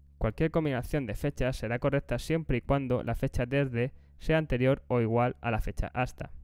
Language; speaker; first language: Spanish; native; Spanish